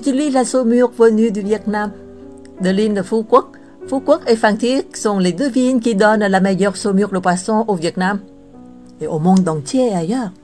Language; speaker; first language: French; non-native, fluent; Vietnamese